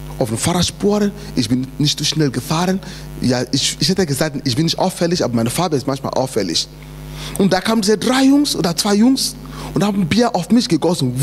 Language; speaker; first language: German; non-native, fluent; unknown